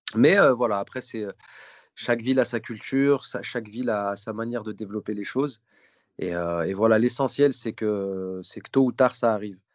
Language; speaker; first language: French; native; French